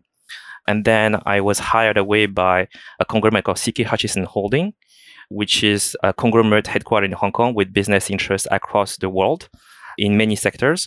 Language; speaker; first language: English; non-native, fluent; French